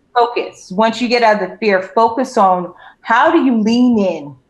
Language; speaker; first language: English; native; English